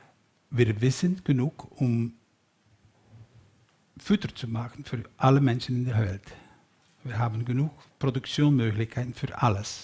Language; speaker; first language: German; non-native, learner; Dutch